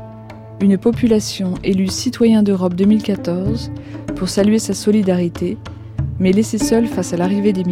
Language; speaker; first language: French; native; French